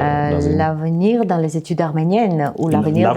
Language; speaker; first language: French; non-native, fluent; Armenian